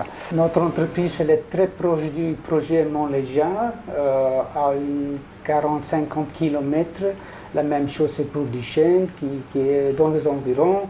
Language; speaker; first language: French; non-native, local second language; Dutch